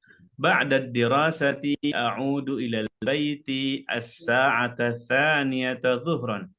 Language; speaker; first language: Arabic; non-native, fluent; Indonesian